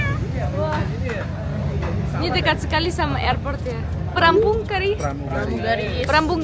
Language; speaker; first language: Indonesian; non-native, fluent; German